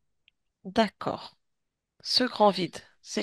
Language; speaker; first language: French; native; French